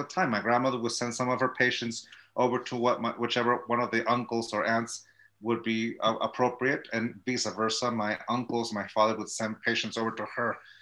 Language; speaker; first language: English; native; English